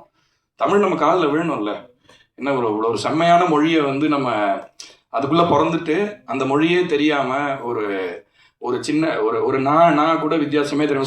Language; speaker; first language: Tamil; native; Tamil